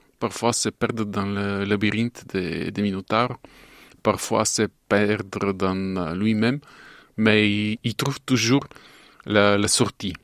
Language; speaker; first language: French; non-native, fluent; Bulgarian